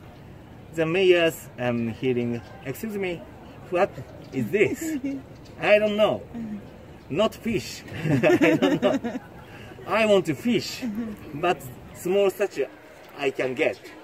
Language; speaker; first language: English; non-native, learner; Japanese